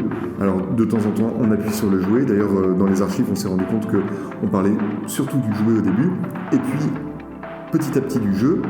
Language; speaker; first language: French; native; French